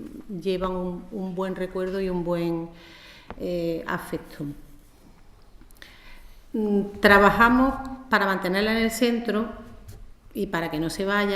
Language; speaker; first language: Spanish; native; Spanish